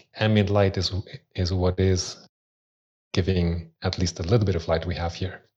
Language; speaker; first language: English; early bilingual, other home language; Swiss German